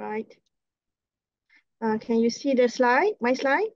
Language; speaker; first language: English; non-native, local second language; Malay